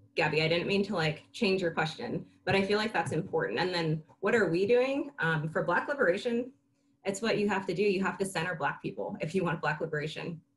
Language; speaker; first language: English; native; English